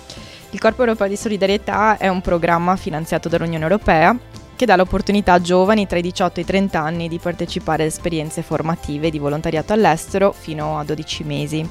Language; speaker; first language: Italian; native; Italian